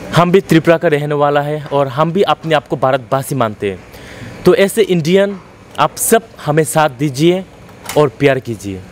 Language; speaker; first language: Hindi; non-native, local second language; Kok Borok